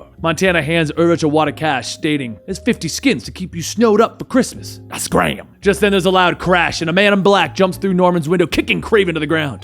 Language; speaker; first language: English; native; English